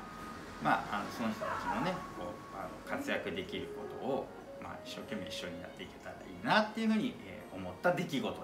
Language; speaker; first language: Japanese; native; Japanese